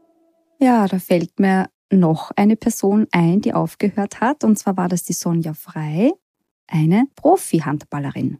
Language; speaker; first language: German; native; German